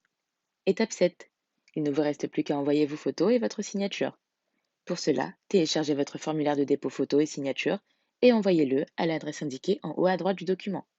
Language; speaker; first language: French; native; French